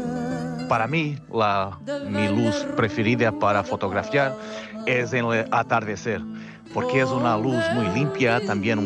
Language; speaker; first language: Spanish; non-native, fluent; Portuguese